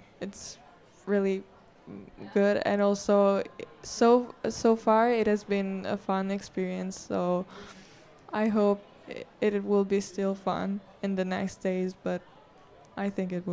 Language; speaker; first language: English; non-native, fluent; Italian